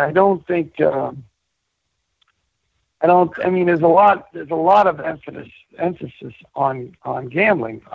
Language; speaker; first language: English; native; English